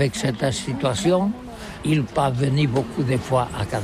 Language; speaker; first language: French; non-native, learner; Catalan